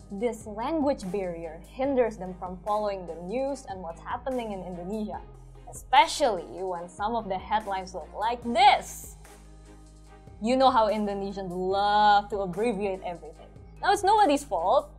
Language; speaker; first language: English; early bilingual, other home language; Indonesian